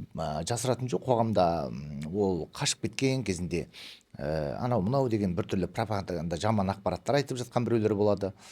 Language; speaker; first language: Kazakh; early bilingual, heritage; Kazakh